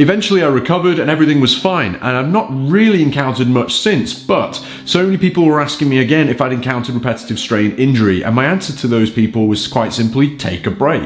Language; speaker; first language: English; native; English